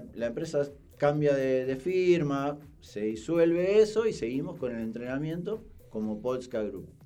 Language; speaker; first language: Spanish; native; Spanish